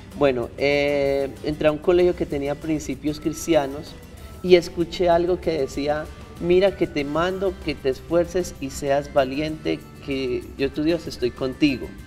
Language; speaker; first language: Spanish; native; Spanish